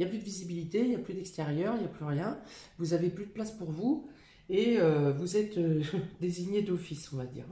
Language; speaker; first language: French; native; French